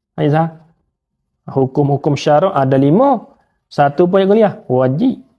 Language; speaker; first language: Malay; native; Malay